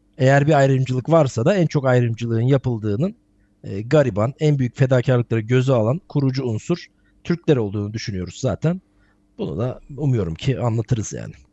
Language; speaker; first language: Turkish; native; Turkish